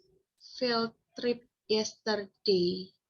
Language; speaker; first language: English; non-native, fluent; Indonesian